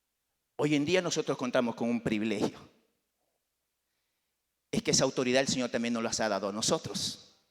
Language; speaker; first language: Spanish; native; Spanish